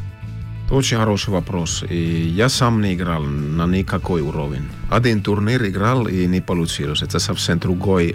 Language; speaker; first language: Russian; non-native, learner; Finnish